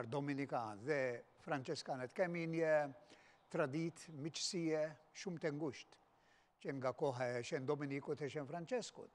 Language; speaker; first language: Albanian; non-native, fluent; Maltese